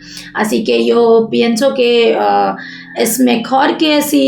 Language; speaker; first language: Spanish; non-native, learner; Bangla